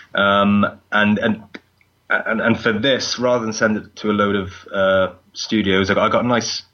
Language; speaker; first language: English; native; English